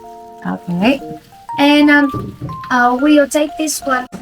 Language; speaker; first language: English; non-native, fluent; Vietnamese